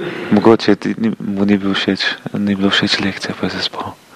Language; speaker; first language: Slovenian; native; Slovenian